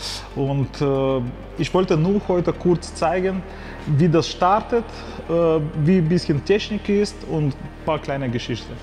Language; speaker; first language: German; non-native, fluent; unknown